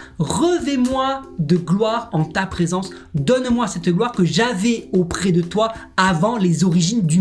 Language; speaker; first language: French; native; French